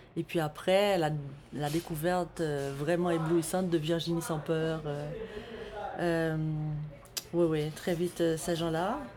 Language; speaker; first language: French; native; French